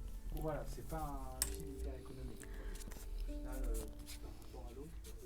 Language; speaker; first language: French; native; French